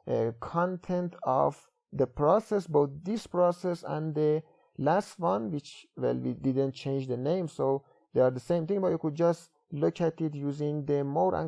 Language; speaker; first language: English; non-native, fluent; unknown